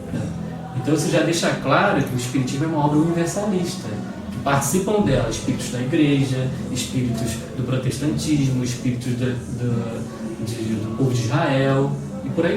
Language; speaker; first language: Portuguese; native; Portuguese